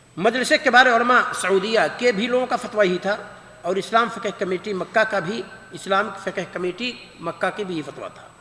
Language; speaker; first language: Urdu; native; Urdu